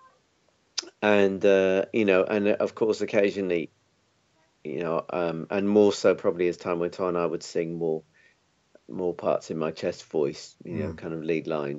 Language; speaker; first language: English; native; English